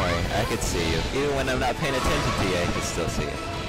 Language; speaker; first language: English; native; English